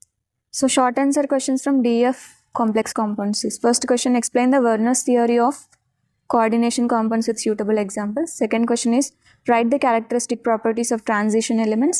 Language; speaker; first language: English; non-native, local second language; Telugu